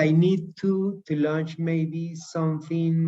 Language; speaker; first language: English; non-native, learner; Spanish